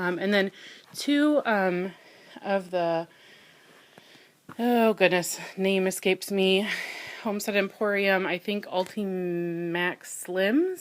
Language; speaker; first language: English; native; English